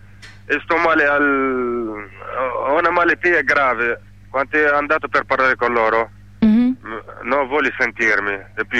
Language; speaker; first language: Italian; non-native, learner; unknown